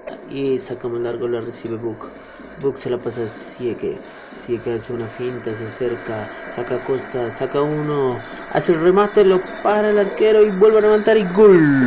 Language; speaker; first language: Spanish; native; Spanish